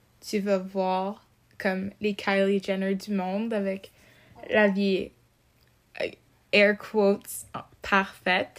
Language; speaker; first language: French; non-native, local second language; English